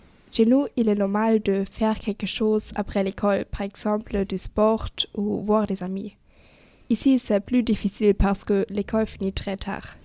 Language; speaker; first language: French; non-native, fluent; German